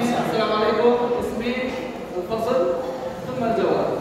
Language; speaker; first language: Indonesian; non-native, learner; Arabic